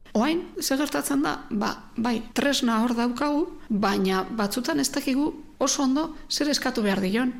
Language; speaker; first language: Basque; native; Basque